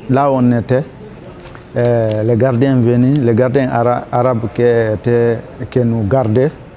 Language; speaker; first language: Spanish; non-native, learner; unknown